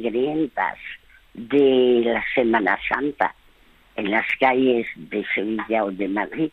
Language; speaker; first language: Spanish; early bilingual, other home language; French